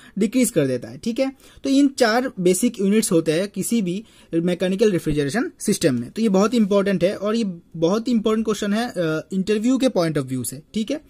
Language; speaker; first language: Hindi; native; Hindi